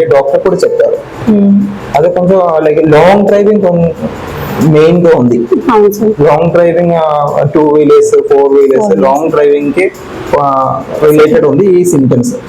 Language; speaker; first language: Telugu; non-native, learner; Malayalam